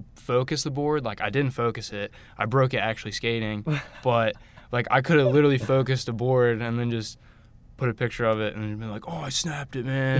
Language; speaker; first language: English; native; English